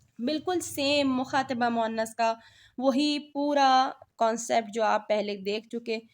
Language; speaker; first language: Urdu; native; Urdu